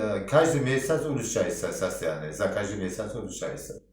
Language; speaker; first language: Russian; non-native, local second language; Uzbek